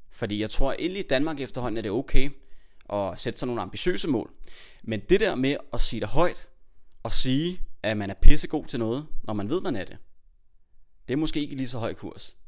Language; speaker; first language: Danish; native; Danish